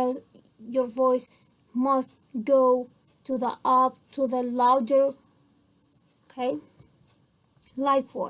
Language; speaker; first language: English; non-native, fluent; Central Kurdish